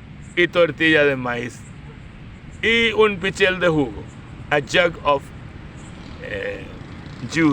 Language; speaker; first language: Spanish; non-native, fluent; Urdu